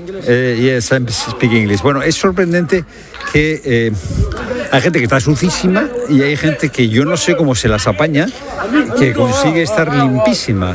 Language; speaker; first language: Spanish; native; Spanish